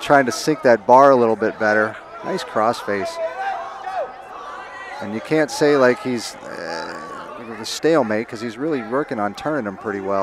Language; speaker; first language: English; native; English